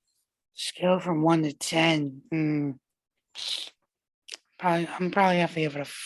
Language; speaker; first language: English; native; English